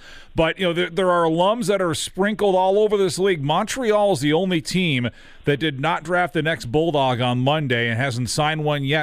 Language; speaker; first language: English; native; English